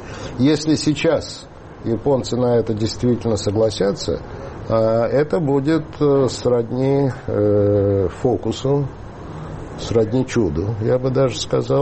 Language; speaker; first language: Russian; native; Russian